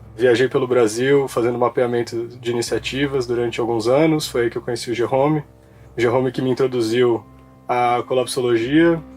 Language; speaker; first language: Portuguese; native; Portuguese